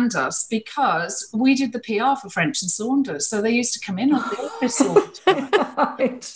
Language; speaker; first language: English; native; English